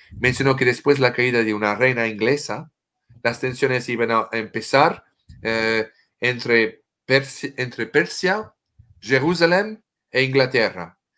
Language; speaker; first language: Spanish; non-native, fluent; French